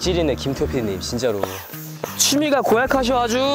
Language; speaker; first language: Korean; native; Korean